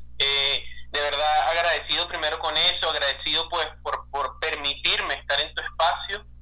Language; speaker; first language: Spanish; native; Spanish